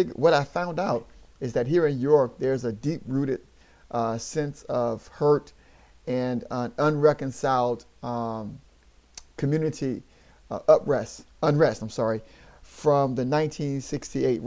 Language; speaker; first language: English; native; English